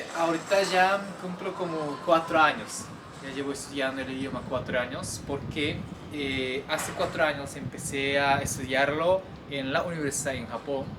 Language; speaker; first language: Spanish; non-native, fluent; Japanese